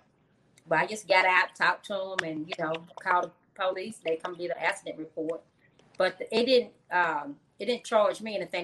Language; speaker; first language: English; native; English